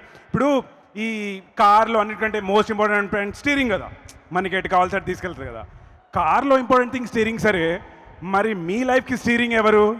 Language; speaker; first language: Telugu; native; Telugu